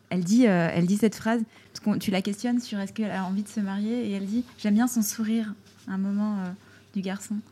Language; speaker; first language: French; native; French